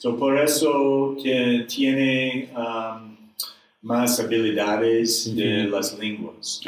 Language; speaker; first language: Spanish; non-native, learner; English